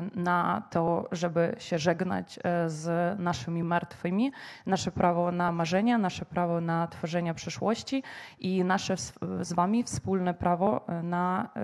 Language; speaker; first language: Polish; non-native, fluent; Ukrainian